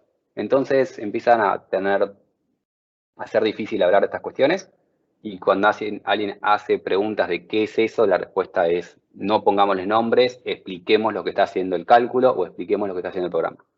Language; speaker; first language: Spanish; native; Spanish